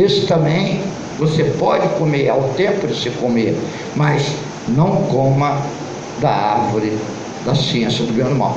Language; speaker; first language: Portuguese; native; Portuguese